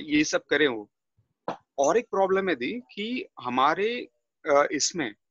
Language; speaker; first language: Hindi; native; Hindi